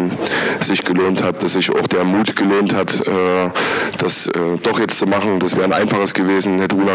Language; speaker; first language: German; native; German